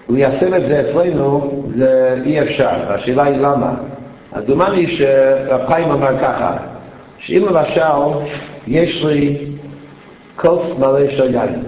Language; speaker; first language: Hebrew; non-native, fluent; English